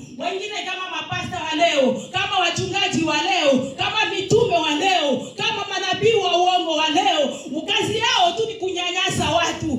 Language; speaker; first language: Swahili; native; Swahili